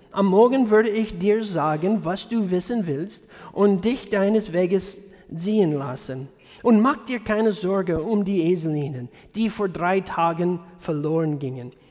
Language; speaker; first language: German; non-native, fluent; English